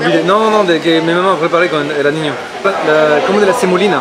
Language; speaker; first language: Spanish; non-native, fluent; French